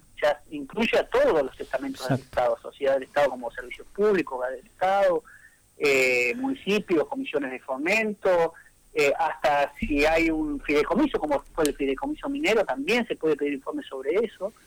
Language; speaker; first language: Spanish; native; Spanish